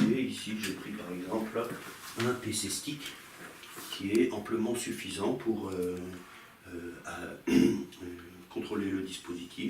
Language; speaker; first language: French; native; French